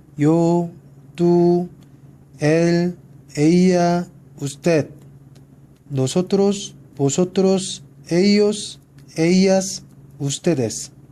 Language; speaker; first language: Spanish; non-native, learner; Korean